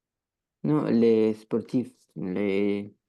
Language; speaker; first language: French; non-native, learner; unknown